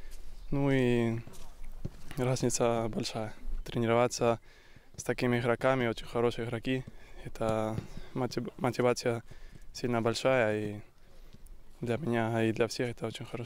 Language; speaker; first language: Russian; non-native, local second language; Ukrainian